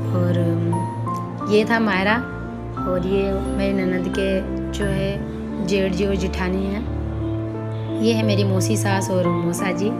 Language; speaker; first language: Hindi; non-native, local second language; Bangla